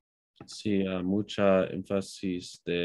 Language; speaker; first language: Spanish; non-native, learner; English